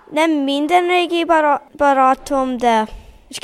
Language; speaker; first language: Hungarian; non-native, learner; English